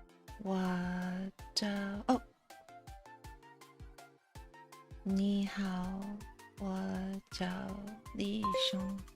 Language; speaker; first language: Chinese; non-native, learner; English